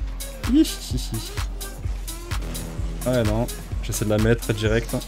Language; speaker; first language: French; native; French